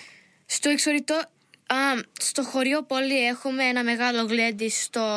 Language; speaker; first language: Greek; early bilingual, heritage; English